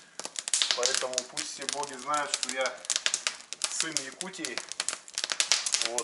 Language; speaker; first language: Russian; native; Russian